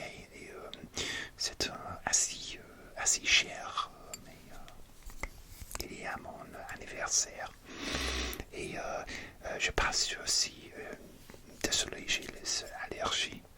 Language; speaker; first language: French; non-native, learner; English